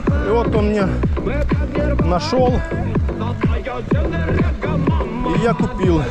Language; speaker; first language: Russian; native; Russian